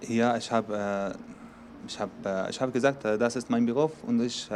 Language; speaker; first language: German; non-native, learner; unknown